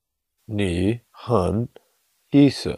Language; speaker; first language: Chinese; non-native, learner; English